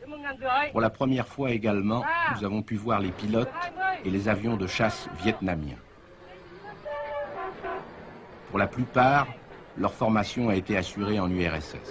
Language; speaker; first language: French; native; French